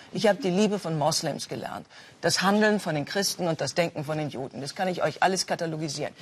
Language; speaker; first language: German; early bilingual, other home language; Turkish